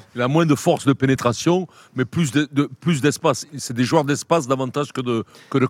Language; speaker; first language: French; native; French